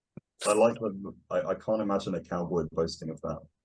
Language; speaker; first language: English; native; English